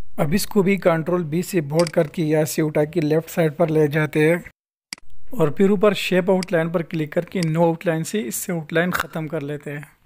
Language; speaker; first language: Urdu; non-native, local second language; Pashto